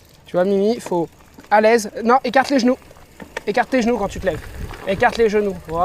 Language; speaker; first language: French; native; French